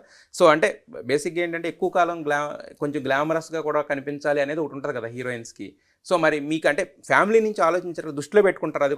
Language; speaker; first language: Telugu; native; Telugu